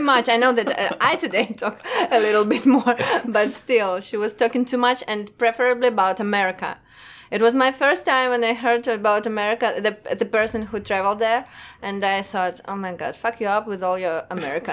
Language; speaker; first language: English; non-native, fluent; Russian